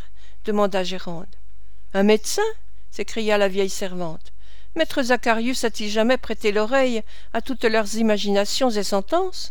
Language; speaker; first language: French; native; French